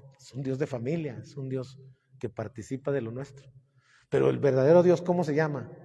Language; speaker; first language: Spanish; native; Spanish